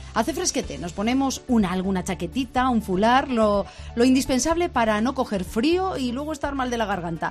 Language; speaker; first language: Spanish; native; Spanish